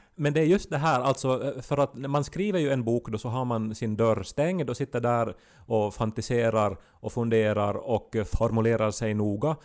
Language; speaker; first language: Swedish; native; Swedish